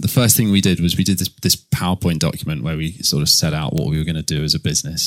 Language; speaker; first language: English; native; English